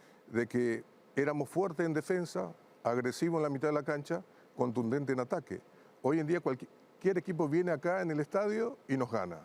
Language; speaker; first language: Spanish; native; Spanish